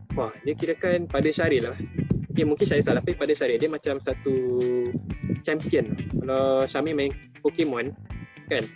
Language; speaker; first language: Malay; native; Malay